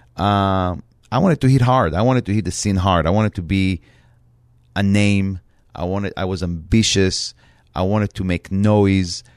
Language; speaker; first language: English; non-native, fluent; Hebrew